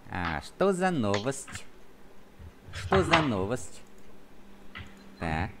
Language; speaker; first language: Russian; non-native, fluent; Vietnamese